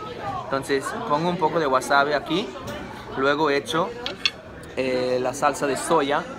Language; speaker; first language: Spanish; non-native, fluent; English